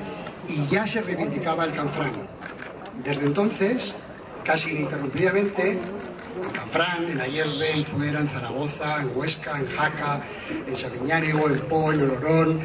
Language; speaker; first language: Spanish; native; Spanish